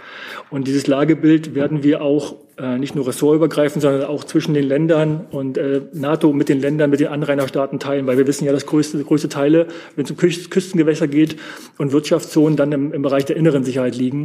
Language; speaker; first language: German; native; German